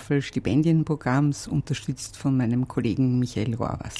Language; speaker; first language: German; native; German